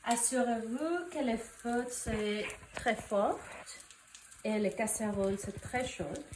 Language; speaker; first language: French; non-native, learner; Spanish